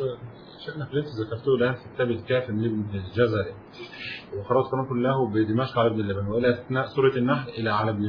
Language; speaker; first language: Arabic; native; Arabic